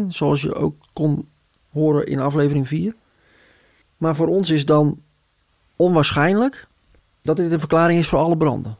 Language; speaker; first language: Dutch; native; Dutch